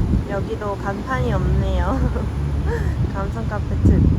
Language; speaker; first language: Korean; native; Korean